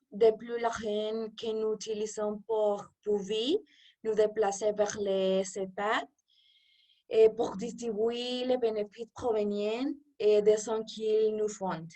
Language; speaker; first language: French; non-native, learner; Spanish